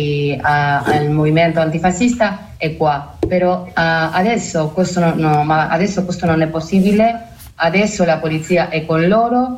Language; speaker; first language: Italian; non-native, learner; Spanish